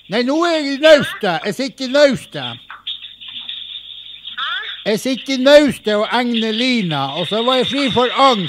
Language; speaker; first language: Norwegian; native; Norwegian